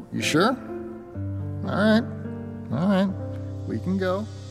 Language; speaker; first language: English; native; English